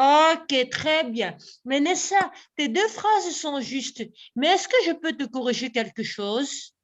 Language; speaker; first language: French; non-native, local second language; Arabic